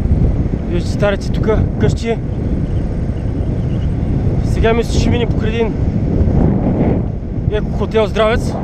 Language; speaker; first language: Bulgarian; native; Bulgarian